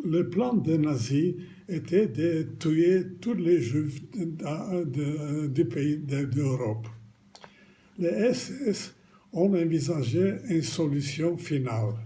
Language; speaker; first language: French; non-native, fluent; Romanian